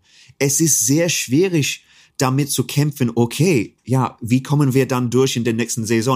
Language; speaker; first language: German; non-native, fluent; English